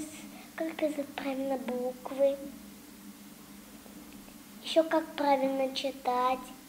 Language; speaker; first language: Russian; early bilingual, heritage; Russian